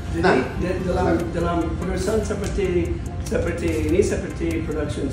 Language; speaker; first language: Indonesian; non-native, fluent; English